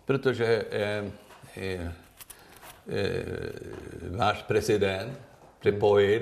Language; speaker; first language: Czech; non-native, learner; Swedish